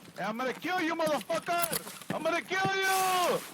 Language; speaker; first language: English; native; English